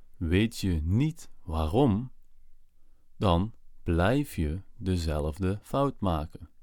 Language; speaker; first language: Dutch; native; Dutch